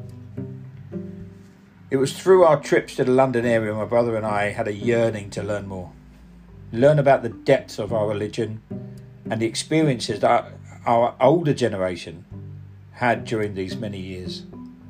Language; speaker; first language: English; non-native, local second language; Punjabi